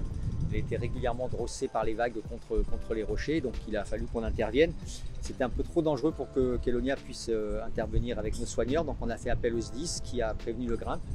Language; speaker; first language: French; native; French